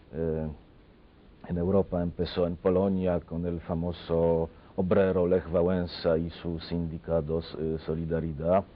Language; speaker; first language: Spanish; non-native, fluent; Polish